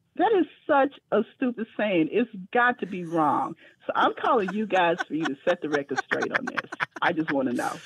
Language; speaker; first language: English; native; English